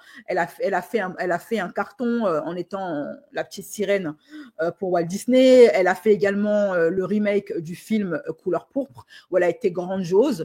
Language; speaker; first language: French; native; French